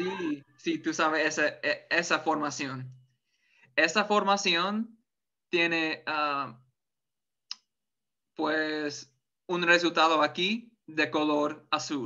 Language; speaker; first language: Spanish; non-native, fluent; English